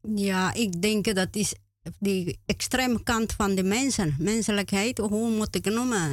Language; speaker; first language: Dutch; non-native, learner; Spanish